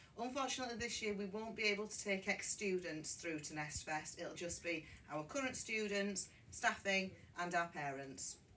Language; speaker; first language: English; native; English